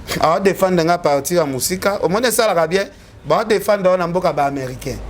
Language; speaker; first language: Lingala; native; Lingala